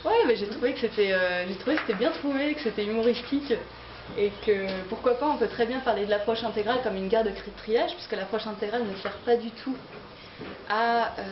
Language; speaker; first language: French; native; French